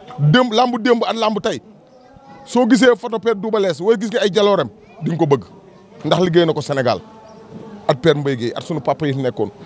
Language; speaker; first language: Wolof; native; Wolof